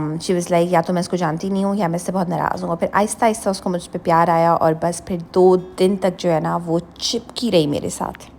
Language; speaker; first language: Urdu; native; Urdu